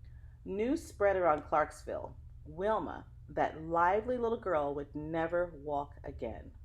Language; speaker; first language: English; native; English